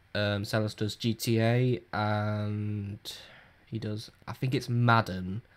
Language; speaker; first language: English; native; English